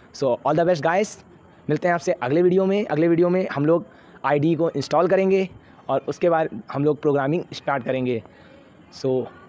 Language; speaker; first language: Hindi; native; Hindi